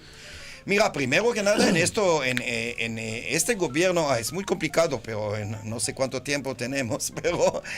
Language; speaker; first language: Spanish; non-native, fluent; Hebrew